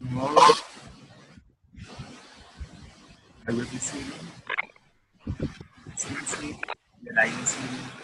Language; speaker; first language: English; non-native, learner; Spanish